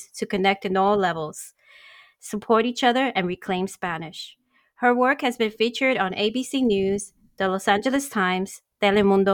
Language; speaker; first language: English; early bilingual, other home language; Spanish